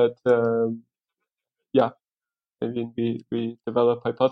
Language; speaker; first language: English; native; English